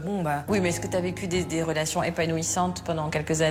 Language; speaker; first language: French; native; French